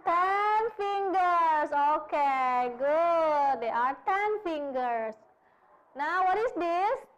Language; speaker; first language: English; non-native, fluent; Indonesian